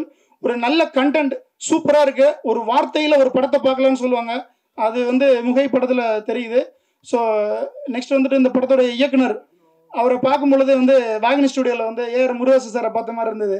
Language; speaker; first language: Tamil; native; Tamil